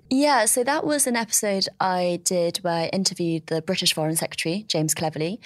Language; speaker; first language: English; early bilingual, other home language; Chinese